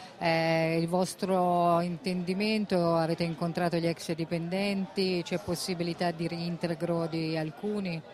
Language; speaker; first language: Italian; native; Italian